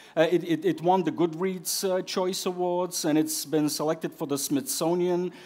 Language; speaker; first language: English; non-native, fluent; Bulgarian